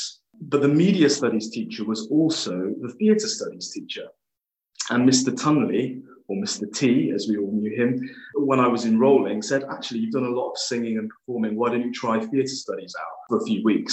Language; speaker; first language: English; native; English